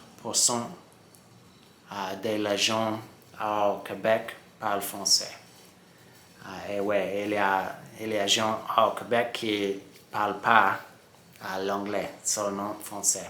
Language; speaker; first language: French; non-native, learner; English